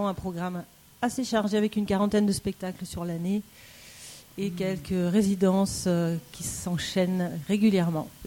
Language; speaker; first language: French; native; French